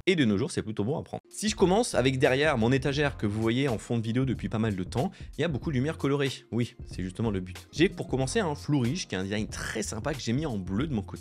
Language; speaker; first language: French; native; French